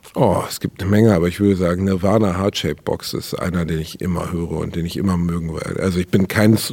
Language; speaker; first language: German; native; German